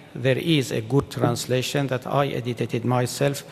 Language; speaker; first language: English; non-native, fluent; Persian